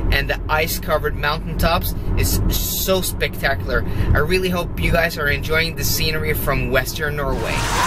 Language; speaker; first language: English; non-native, fluent; Norwegian